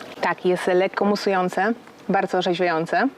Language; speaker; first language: Polish; native; Polish